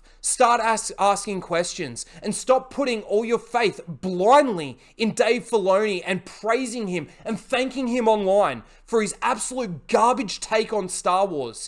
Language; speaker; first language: English; native; English